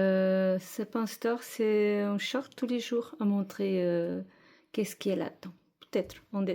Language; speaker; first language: French; non-native, fluent; Portuguese